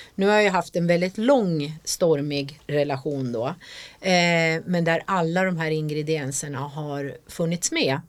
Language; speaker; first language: Swedish; native; Swedish